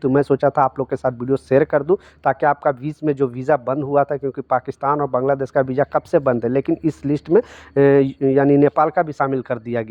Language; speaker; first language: Hindi; native; Hindi